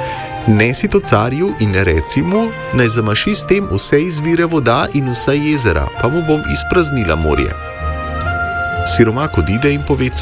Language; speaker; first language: Slovenian; native; Slovenian